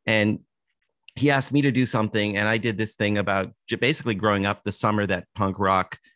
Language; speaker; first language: English; native; English